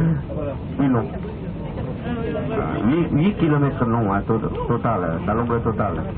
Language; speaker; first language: French; non-native, fluent; Chinese